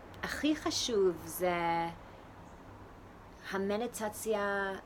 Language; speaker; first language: Hebrew; non-native, learner; English